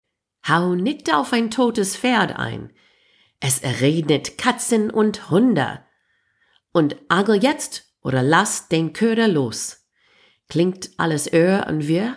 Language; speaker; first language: German; non-native, fluent; English